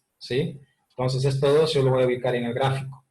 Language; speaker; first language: Spanish; native; Spanish